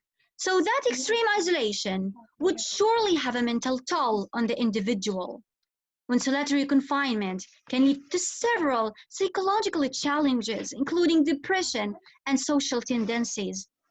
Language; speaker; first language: English; non-native, fluent; Arabic